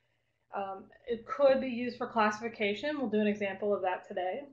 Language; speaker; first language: English; native; English